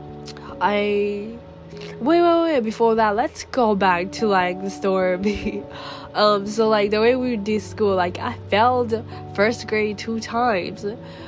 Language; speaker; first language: English; early bilingual, other home language; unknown